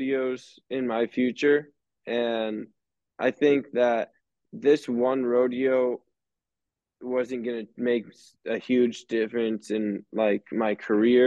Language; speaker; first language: English; native; English